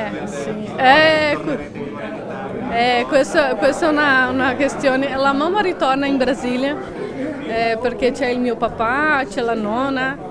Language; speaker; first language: Italian; non-native, fluent; Portuguese